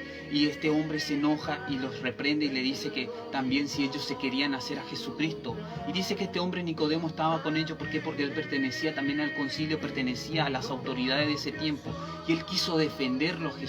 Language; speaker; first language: Spanish; native; Spanish